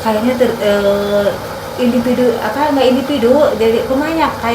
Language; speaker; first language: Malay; non-native, local second language; Sundanese